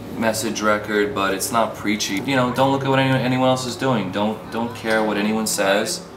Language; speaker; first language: English; native; English